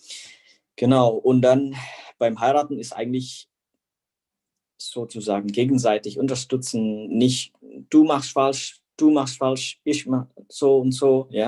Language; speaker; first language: German; non-native, fluent; Indonesian